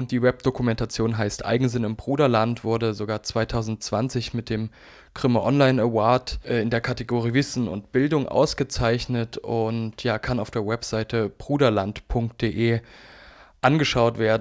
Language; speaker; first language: German; native; German